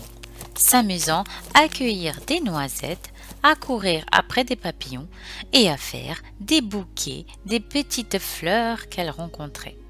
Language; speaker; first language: French; native; French